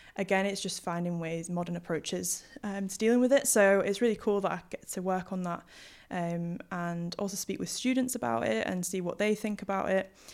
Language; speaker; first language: English; native; English